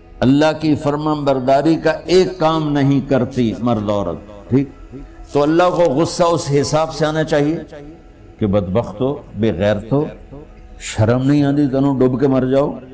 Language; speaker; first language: Urdu; non-native, local second language; Punjabi